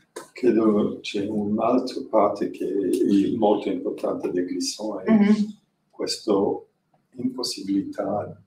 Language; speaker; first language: Italian; non-native, learner; French